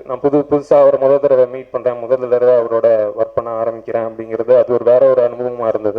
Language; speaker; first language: Tamil; native; Tamil